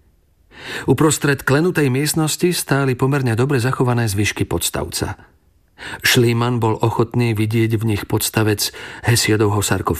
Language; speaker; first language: Slovak; native; Slovak